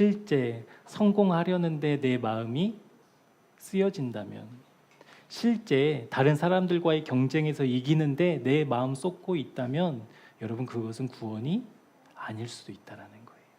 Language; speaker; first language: Korean; native; Korean